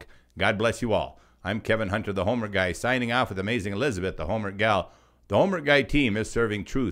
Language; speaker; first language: English; native; English